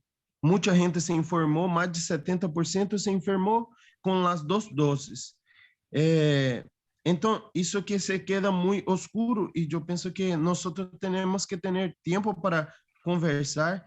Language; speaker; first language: Spanish; non-native, fluent; Portuguese